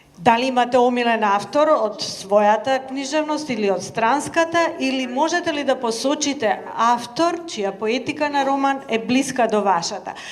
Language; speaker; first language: Macedonian; native; Macedonian